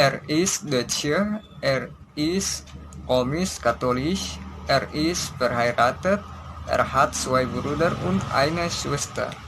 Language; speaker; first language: German; non-native, learner; Indonesian